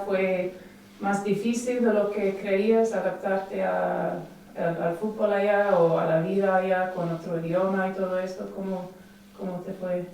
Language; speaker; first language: Spanish; non-native, fluent; English